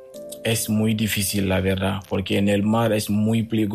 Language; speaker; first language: Spanish; non-native, fluent; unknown